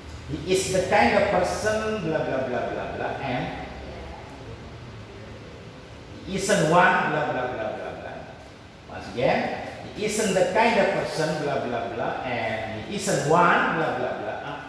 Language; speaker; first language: English; non-native, fluent; Indonesian